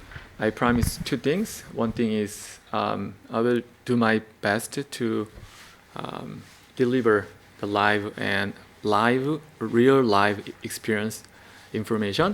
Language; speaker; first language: English; non-native, learner; Korean